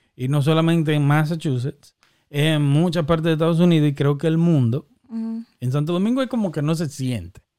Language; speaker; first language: Spanish; native; Spanish